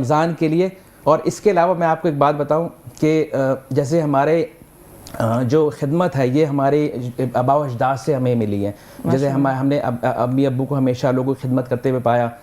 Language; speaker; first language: Urdu; native; Urdu